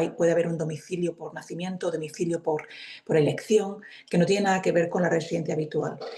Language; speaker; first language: Spanish; native; Spanish